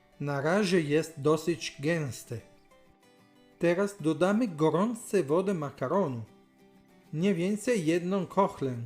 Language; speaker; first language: Polish; non-native, learner; Italian